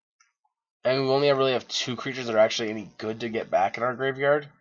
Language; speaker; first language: English; native; English